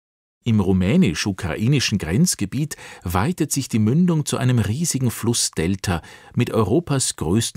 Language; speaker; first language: German; native; German